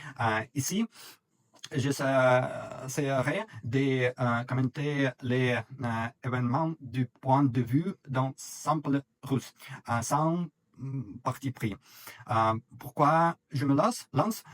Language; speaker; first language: French; non-native, learner; Russian